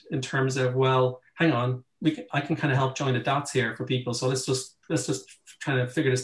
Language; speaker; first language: English; native; English